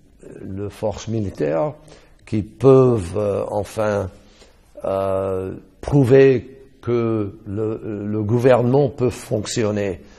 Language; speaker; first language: French; non-native, fluent; English